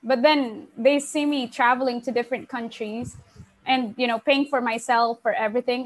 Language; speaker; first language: English; non-native, local second language; Pampanga